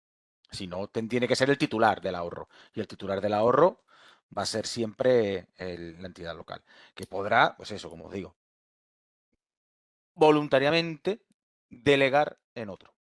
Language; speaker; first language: Spanish; native; Spanish